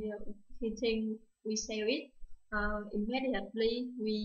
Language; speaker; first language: English; non-native, learner; Vietnamese